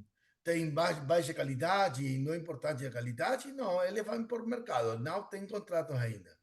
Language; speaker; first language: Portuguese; non-native, learner; Spanish